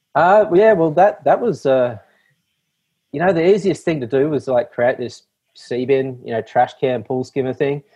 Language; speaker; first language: English; native; English